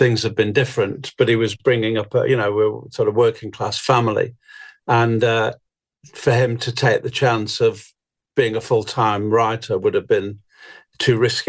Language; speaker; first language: English; native; English